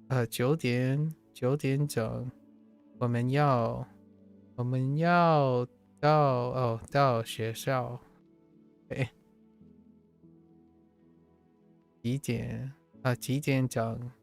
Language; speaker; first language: Chinese; non-native, learner; English